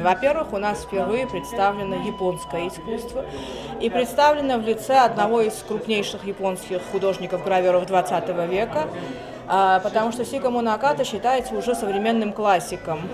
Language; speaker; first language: Russian; native; Russian